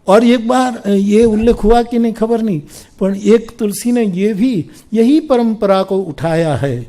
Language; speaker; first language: Hindi; non-native, local second language; Gujarati